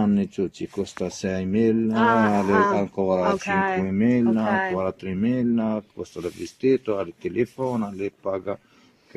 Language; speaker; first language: Italian; non-native, learner; Arabic